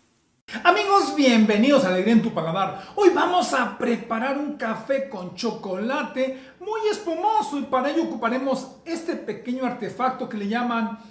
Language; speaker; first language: Spanish; native; Spanish